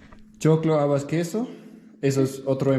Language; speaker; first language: Spanish; non-native, learner; English